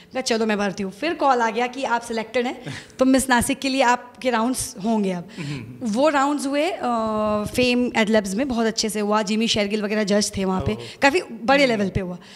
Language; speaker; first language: Hindi; native; Hindi